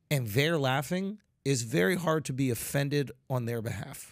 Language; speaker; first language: English; native; English